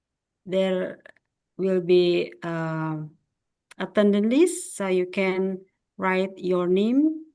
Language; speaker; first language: English; non-native, fluent; Indonesian